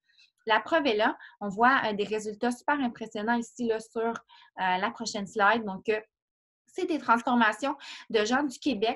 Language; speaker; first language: French; native; French